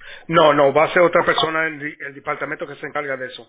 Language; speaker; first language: Spanish; early bilingual, heritage; Spanish